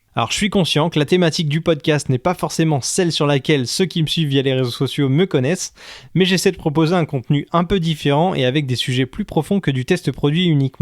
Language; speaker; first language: French; native; French